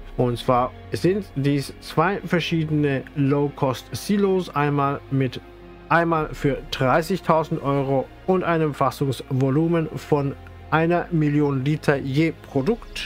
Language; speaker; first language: German; native; German